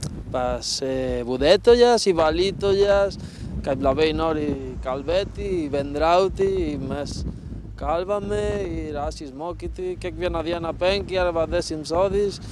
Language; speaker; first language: Lithuanian; non-native, learner; Spanish